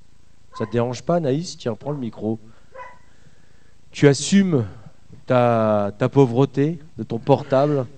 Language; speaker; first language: French; native; French